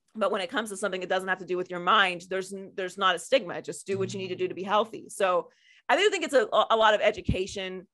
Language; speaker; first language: English; native; English